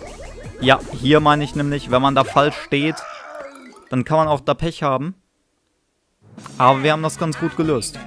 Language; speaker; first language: German; native; German